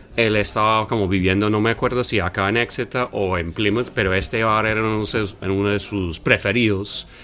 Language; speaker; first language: Spanish; non-native, fluent; English